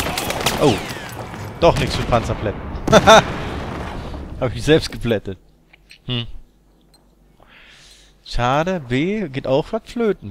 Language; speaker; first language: German; native; German